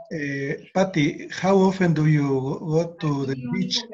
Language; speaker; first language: English; non-native, learner; Spanish